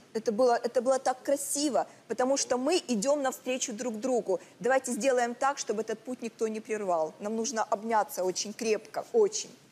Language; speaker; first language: Russian; native; Russian